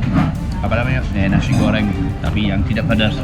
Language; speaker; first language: Indonesian; non-native, learner; English